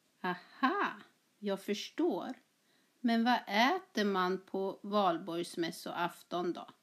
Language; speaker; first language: Swedish; native; Swedish